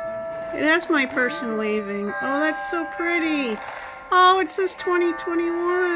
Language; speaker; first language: English; native; English